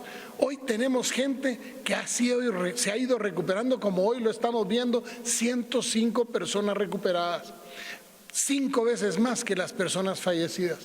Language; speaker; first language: Spanish; native; Spanish